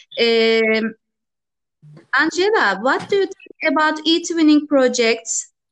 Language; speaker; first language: English; non-native, learner; Turkish